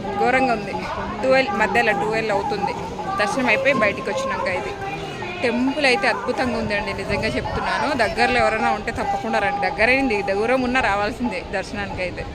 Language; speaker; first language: Telugu; native; Telugu